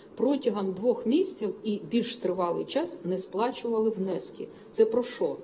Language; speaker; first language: Ukrainian; native; Ukrainian